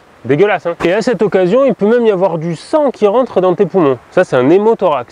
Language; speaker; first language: French; native; French